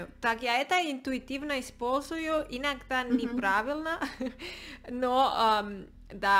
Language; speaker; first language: Russian; non-native, learner; Spanish